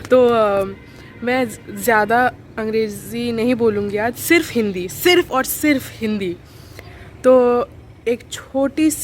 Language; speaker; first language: Hindi; non-native, local second language; Bangla